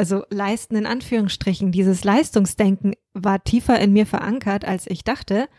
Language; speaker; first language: German; native; German